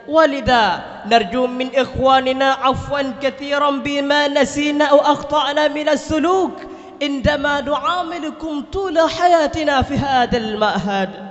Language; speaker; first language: Arabic; non-native, learner; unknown